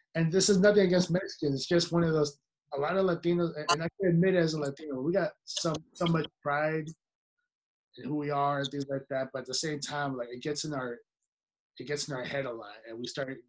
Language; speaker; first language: English; early bilingual, other home language; Spanish